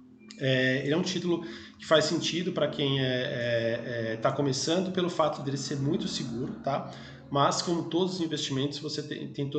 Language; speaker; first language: Portuguese; native; Portuguese